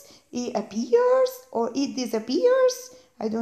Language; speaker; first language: English; non-native, fluent; Spanish